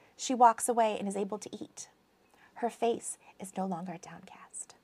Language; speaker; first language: English; native; English